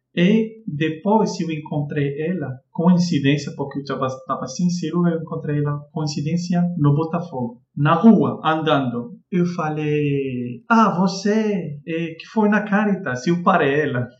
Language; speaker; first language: Portuguese; non-native, fluent; Arabic